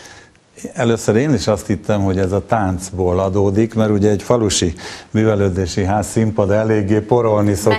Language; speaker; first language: Hungarian; native; Hungarian